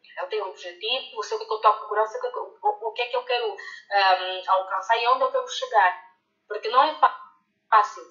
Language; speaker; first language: Portuguese; native; Portuguese